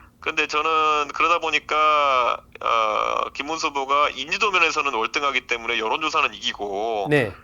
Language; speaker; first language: Korean; native; Korean